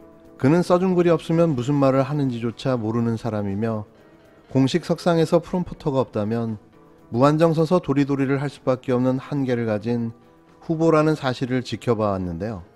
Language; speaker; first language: Korean; native; Korean